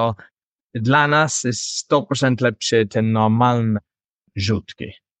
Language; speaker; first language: Polish; non-native, learner; English